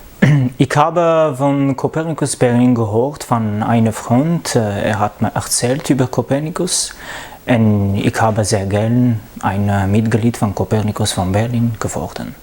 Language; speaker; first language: German; non-native, learner; French